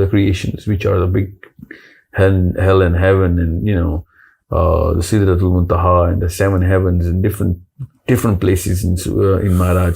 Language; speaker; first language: English; non-native, local second language; Urdu